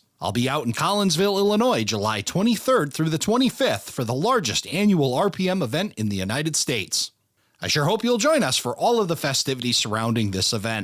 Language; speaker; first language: English; native; English